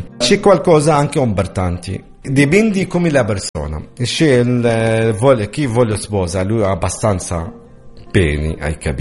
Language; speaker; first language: Italian; non-native, learner; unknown